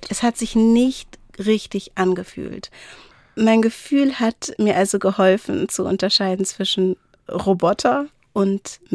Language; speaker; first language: German; native; German